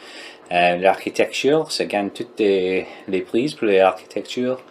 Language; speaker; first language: French; non-native, learner; English